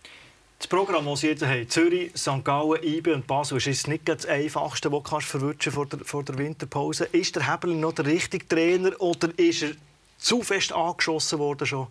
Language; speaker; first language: German; native; German